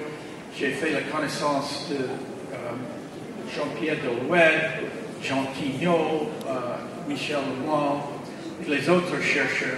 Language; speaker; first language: French; non-native, fluent; English